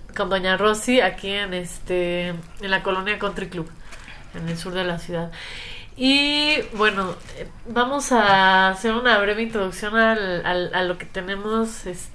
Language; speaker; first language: Spanish; native; Spanish